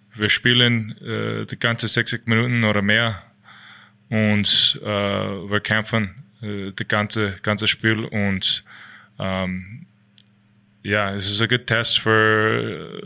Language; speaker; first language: German; non-native, learner; English